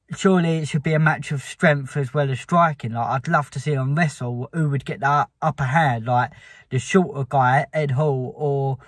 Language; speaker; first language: English; native; English